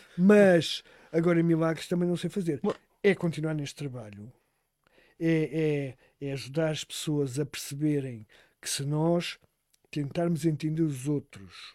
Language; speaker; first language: Portuguese; native; Portuguese